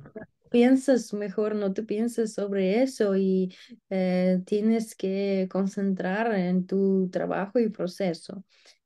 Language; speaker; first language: Spanish; non-native, learner; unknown